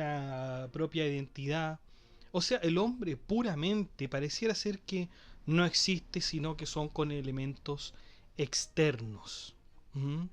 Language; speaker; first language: Spanish; native; Spanish